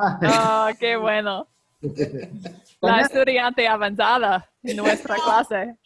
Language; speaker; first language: Spanish; non-native, learner; English